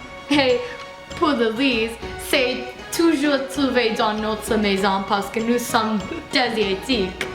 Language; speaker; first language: French; non-native, learner; English